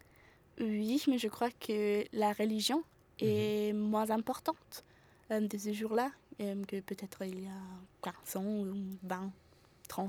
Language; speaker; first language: French; non-native, fluent; German